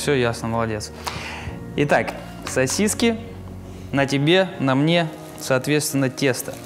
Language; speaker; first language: Russian; native; Russian